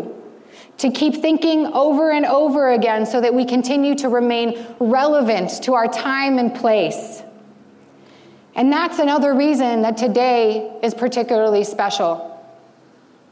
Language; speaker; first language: English; native; English